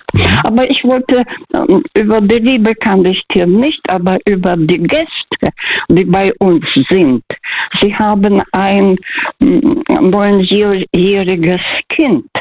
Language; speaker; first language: German; non-native, fluent; Russian